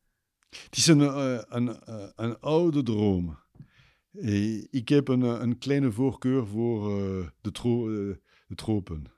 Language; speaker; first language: Dutch; non-native, fluent; French